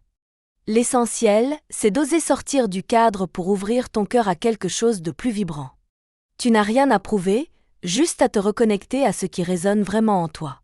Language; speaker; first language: French; native; French